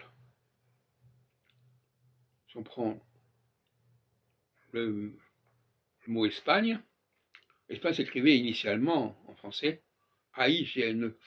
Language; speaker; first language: French; native; French